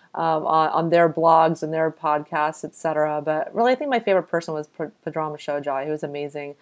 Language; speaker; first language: English; native; English